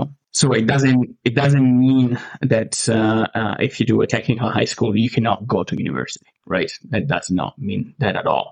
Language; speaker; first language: English; non-native, fluent; Italian